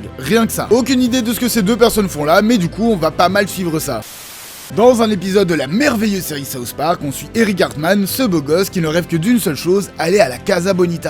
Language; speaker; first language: French; native; French